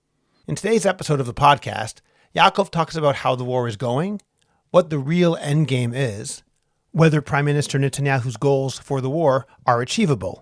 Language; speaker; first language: English; native; English